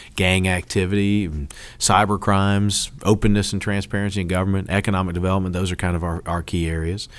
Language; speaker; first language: English; native; English